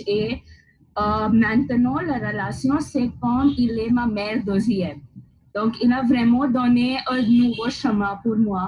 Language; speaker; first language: French; non-native, learner; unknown